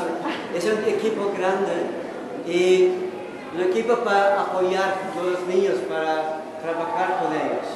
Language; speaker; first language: Spanish; non-native, learner; Dutch